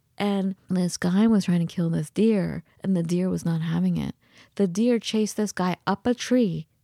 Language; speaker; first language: English; early bilingual, other home language; Persian